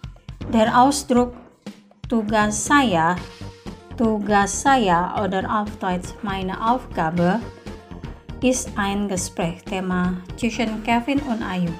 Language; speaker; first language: German; non-native, fluent; Indonesian